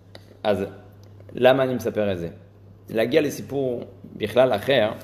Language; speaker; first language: Hebrew; non-native, fluent; French